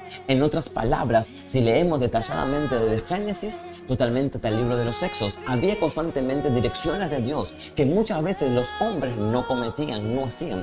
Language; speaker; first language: Spanish; native; Spanish